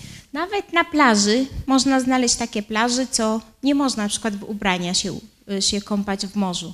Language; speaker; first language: Polish; early bilingual, heritage; Arabic